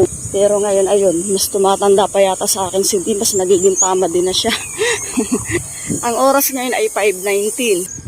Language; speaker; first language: Filipino; native; Filipino